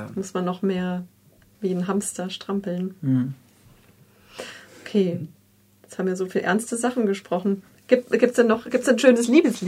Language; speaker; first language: German; native; German